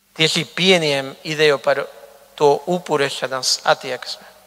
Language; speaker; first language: Latvian; non-native, fluent; Spanish